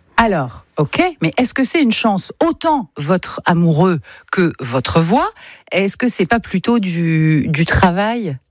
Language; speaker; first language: French; native; French